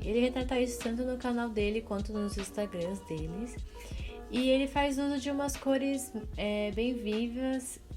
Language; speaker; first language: Portuguese; native; Portuguese